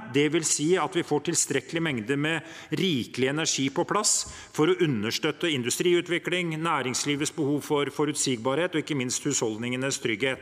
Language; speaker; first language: Norwegian; native; Norwegian